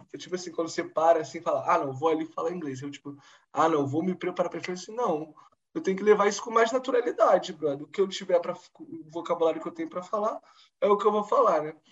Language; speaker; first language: Portuguese; native; Portuguese